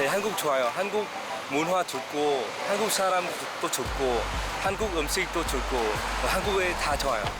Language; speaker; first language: Korean; non-native, learner; Vietnamese